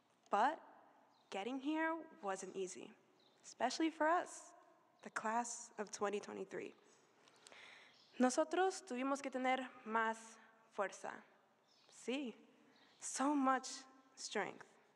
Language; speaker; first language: English; early bilingual, other home language; Spanish